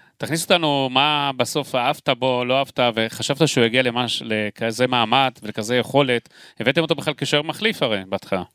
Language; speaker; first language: Hebrew; native; Hebrew